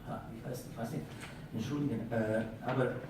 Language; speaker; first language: German; non-native, fluent; Slovenian